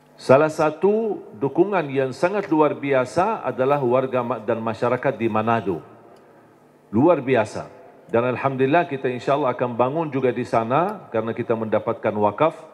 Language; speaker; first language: Indonesian; non-native, fluent; Arabic